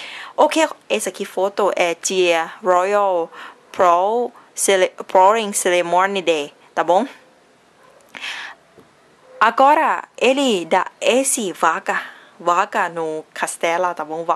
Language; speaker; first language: Portuguese; non-native, learner; Thai